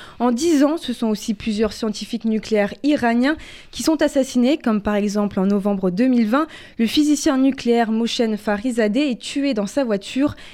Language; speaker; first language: French; native; French